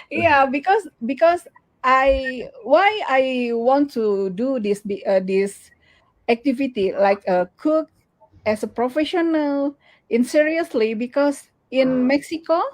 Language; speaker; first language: English; non-native, learner; Indonesian